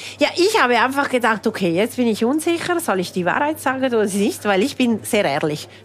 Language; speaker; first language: German; non-native, local second language; Italian